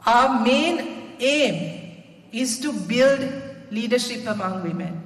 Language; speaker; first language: English; non-native, local second language; Sinhala